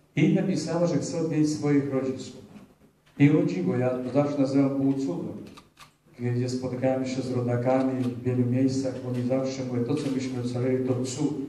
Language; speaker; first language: Polish; early bilingual, heritage; Polish